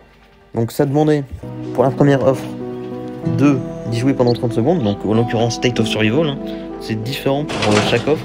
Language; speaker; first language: French; native; French